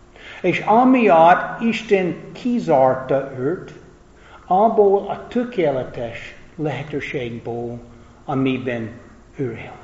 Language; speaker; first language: Hungarian; non-native, fluent; English